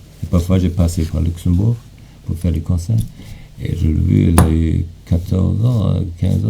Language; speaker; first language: French; non-native, fluent; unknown